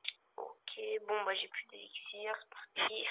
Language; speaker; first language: French; native; French